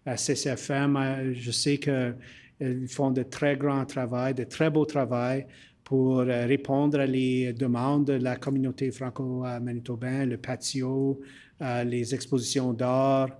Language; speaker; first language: French; early bilingual, heritage; French